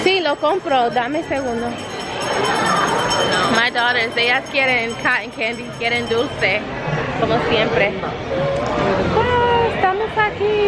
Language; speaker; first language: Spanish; non-native, fluent; English